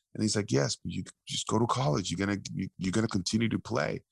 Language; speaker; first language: English; early bilingual, other home language; Spanish